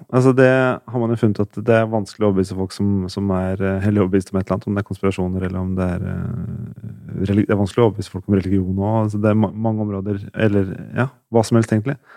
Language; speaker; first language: Norwegian; native; Norwegian